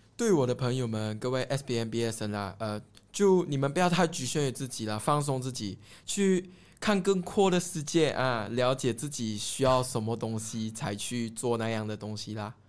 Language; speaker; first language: Chinese; native; Chinese